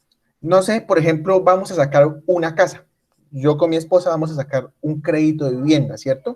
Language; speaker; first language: Spanish; native; Spanish